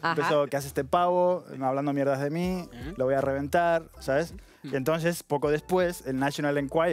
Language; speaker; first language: Spanish; native; Spanish